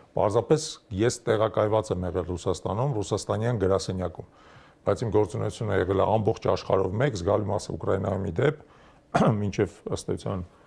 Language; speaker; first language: Armenian; native; Armenian